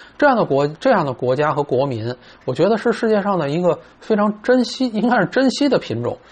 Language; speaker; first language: Chinese; native; Chinese